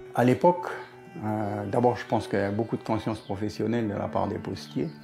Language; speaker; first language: French; native; French